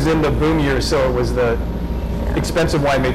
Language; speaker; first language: English; native; English